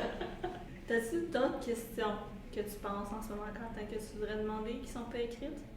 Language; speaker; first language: French; native; French